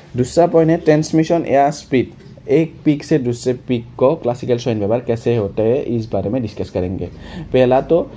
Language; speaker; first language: Hindi; non-native, local second language; Assamese